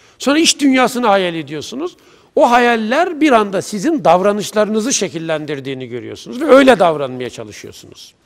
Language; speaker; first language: Turkish; native; Turkish